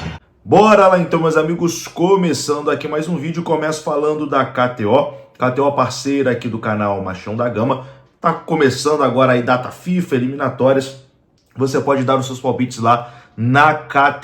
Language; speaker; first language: Portuguese; native; Portuguese